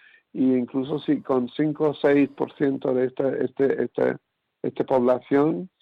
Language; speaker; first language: Spanish; non-native, fluent; English